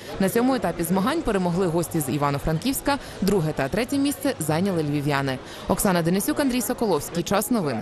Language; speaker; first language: Ukrainian; native; Ukrainian